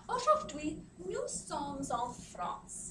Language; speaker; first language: French; non-native, fluent; English